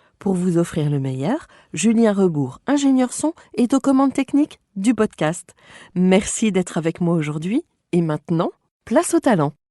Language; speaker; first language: French; native; French